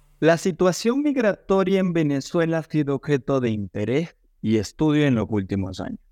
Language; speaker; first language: Spanish; native; Spanish